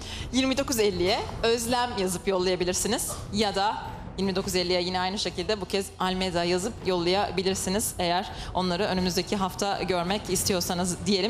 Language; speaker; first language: Turkish; native; Turkish